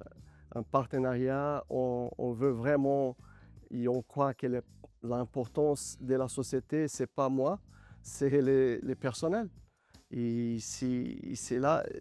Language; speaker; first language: French; non-native, fluent; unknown